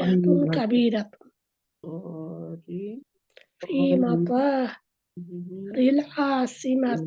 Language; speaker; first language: Arabic; non-native, learner; Bangla